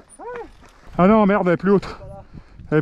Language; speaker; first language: French; native; French